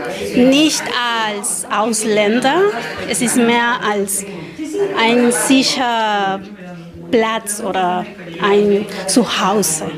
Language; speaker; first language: German; non-native, learner; Spanish